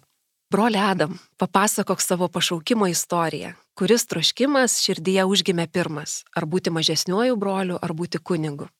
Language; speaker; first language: Lithuanian; native; Lithuanian